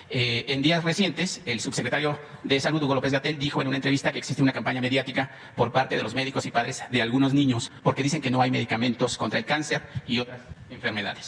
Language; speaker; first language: Spanish; native; Spanish